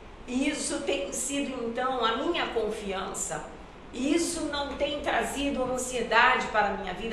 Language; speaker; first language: Portuguese; native; Portuguese